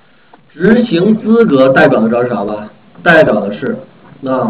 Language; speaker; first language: Chinese; native; Chinese